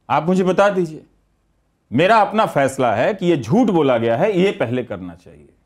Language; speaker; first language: Hindi; native; Hindi